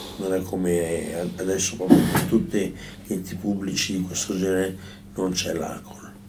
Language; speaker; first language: Italian; native; Italian